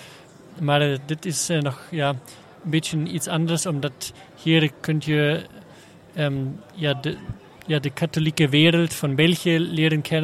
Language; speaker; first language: Dutch; non-native, learner; German